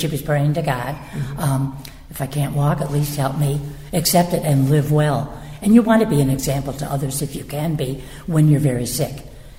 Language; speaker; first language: English; native; English